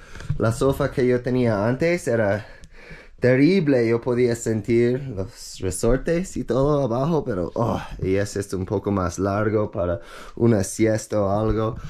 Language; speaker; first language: Spanish; non-native, fluent; English